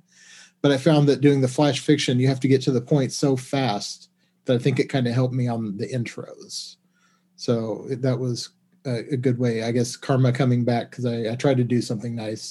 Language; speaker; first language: English; native; English